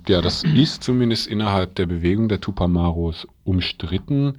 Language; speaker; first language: German; native; German